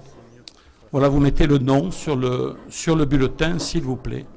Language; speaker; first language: French; native; French